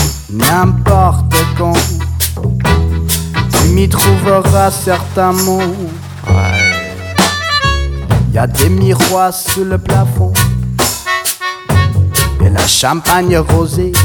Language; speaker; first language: French; non-native, learner; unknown